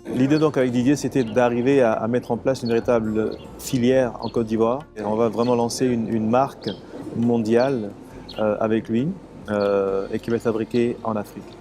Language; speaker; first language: French; early bilingual, other home language; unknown